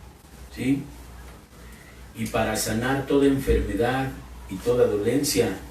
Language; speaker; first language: Spanish; native; Spanish